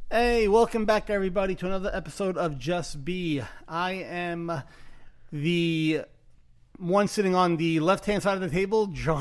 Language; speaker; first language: English; native; English